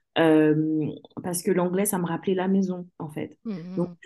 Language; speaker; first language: French; early bilingual, other home language; English